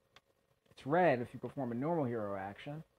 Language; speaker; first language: English; native; English